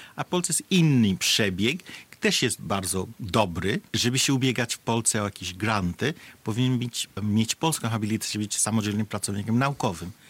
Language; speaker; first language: Polish; non-native, fluent; Bangla